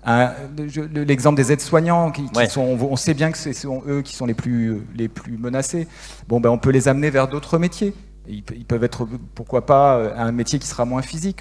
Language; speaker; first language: French; native; French